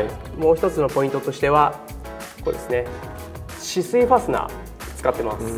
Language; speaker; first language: Japanese; native; Japanese